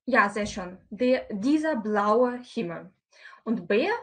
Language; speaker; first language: German; non-native, fluent; Russian